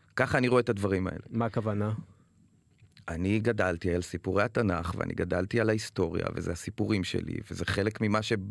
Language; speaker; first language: Hebrew; native; Hebrew